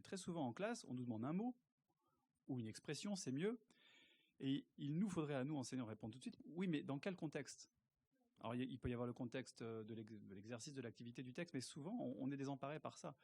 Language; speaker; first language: French; native; French